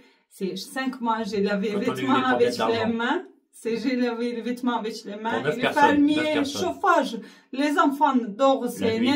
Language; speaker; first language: French; non-native, learner; Arabic